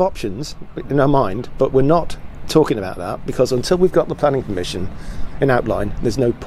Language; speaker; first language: English; native; English